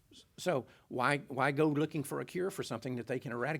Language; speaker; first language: English; native; English